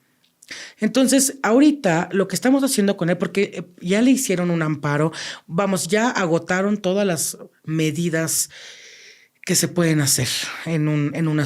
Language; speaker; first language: Spanish; native; Spanish